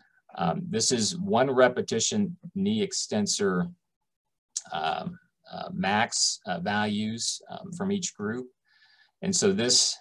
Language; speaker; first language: English; native; English